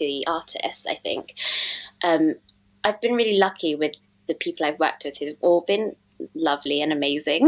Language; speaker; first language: English; native; English